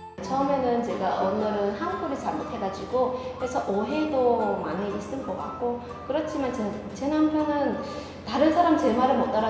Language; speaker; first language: Korean; non-native, fluent; Vietnamese